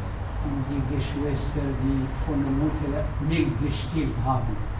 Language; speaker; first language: German; non-native, learner; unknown